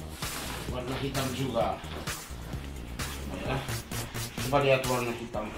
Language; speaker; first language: Indonesian; non-native, fluent; Japanese